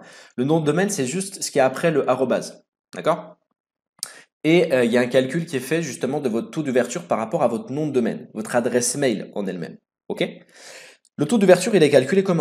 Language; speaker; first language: French; native; French